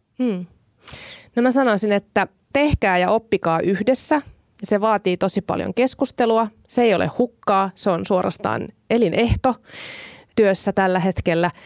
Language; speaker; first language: Finnish; native; Finnish